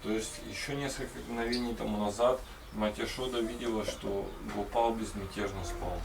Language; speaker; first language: Russian; native; Russian